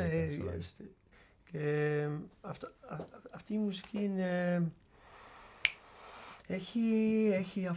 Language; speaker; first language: Greek; non-native, learner; Dutch